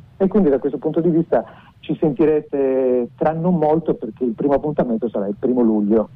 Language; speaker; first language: Italian; native; Italian